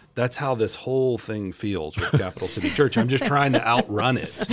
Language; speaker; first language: English; native; English